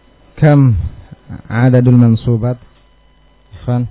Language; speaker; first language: Arabic; non-native, fluent; Indonesian